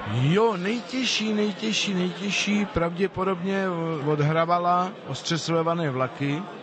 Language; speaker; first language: Czech; non-native, fluent; Spanish